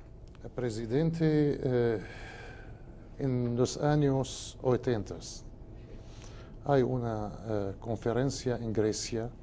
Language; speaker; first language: Portuguese; non-native, fluent; Spanish